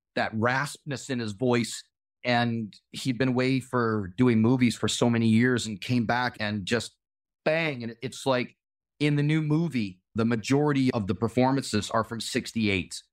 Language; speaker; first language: English; native; English